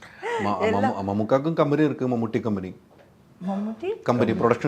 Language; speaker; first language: Tamil; non-native, learner; Malayalam